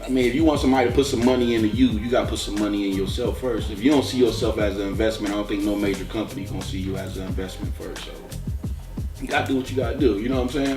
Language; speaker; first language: English; native; English